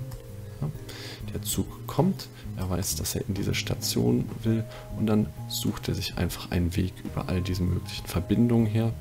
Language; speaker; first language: German; native; German